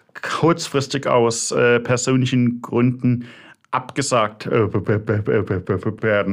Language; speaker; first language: German; native; German